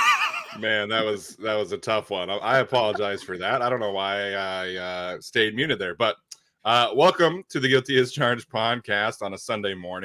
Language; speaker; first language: English; native; English